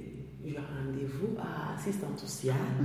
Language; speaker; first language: French; non-native, learner; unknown